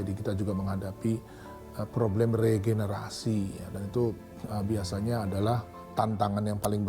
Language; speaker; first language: Indonesian; native; Indonesian